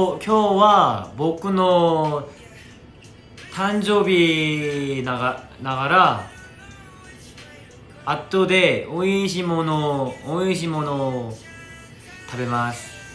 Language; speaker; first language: Japanese; non-native, learner; Korean